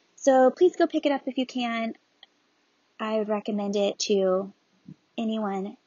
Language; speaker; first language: English; native; English